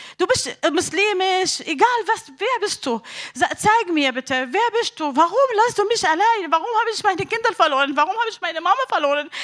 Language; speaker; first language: German; non-native, learner; Arabic